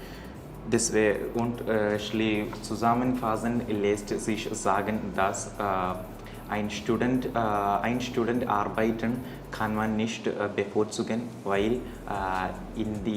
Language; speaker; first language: German; non-native, learner; Malayalam